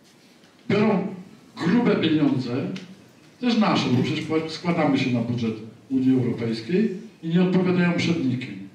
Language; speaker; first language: Polish; native; Polish